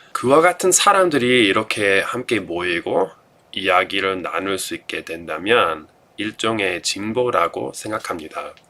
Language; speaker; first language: Korean; non-native, fluent; English